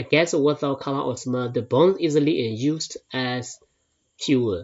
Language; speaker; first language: English; non-native, fluent; Burmese